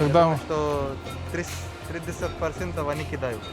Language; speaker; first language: Russian; non-native, learner; Hindi